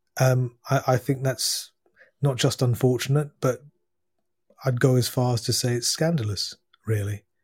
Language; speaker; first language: English; native; English